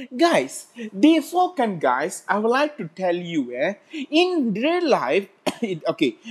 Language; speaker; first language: English; non-native, local second language; Malay